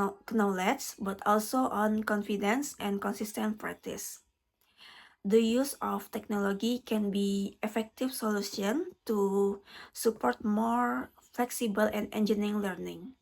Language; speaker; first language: English; non-native, learner; Indonesian